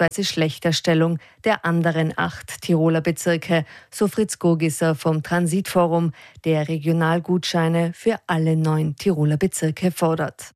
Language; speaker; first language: German; native; German